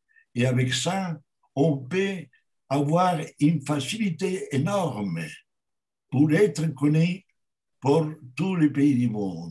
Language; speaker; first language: French; non-native, learner; Spanish